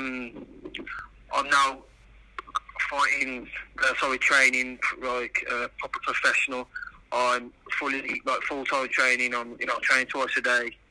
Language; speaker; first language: English; native; English